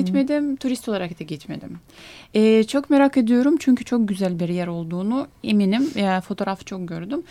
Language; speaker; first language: Turkish; non-native, fluent; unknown